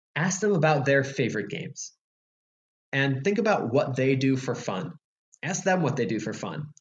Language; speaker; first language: English; native; English